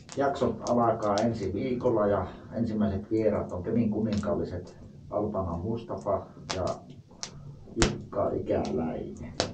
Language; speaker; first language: Finnish; native; Finnish